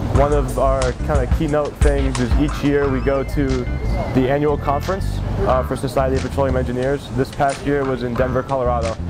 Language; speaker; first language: English; native; English